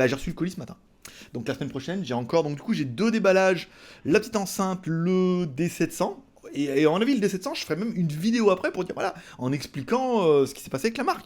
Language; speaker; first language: French; native; French